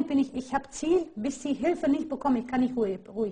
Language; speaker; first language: German; non-native, fluent; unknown